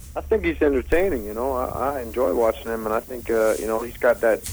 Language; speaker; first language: English; non-native, fluent; Danish